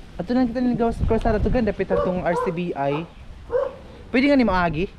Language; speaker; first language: Filipino; non-native, local second language; Cebuano